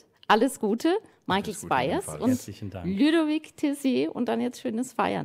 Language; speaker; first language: German; native; German